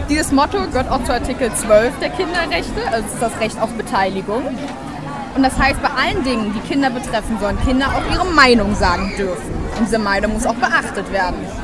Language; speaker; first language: German; native; German